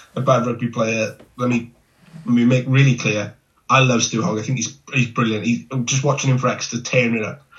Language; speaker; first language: English; native; English